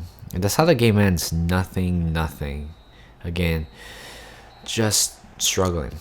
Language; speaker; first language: English; non-native, fluent; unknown